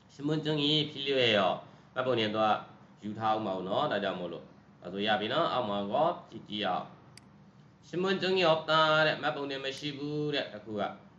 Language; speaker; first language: Burmese; native; Burmese